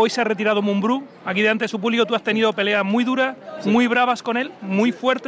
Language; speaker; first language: Spanish; native; Spanish